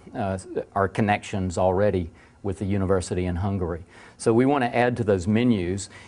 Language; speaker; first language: English; native; English